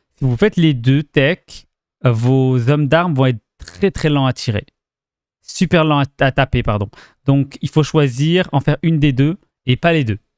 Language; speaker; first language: French; native; French